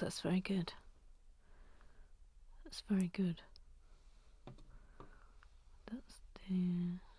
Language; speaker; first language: English; native; English